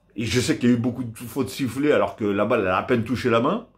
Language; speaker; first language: French; native; French